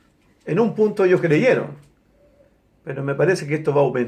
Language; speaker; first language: Spanish; native; Spanish